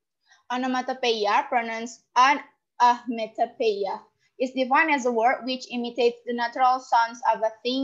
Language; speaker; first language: English; non-native, learner; Indonesian